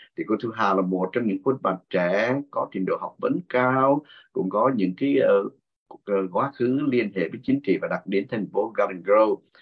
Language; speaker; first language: Vietnamese; native; Vietnamese